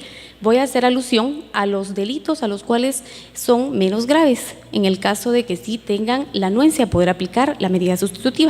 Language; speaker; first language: Spanish; native; Spanish